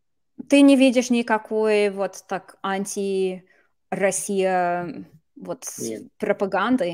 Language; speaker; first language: Russian; non-native, fluent; English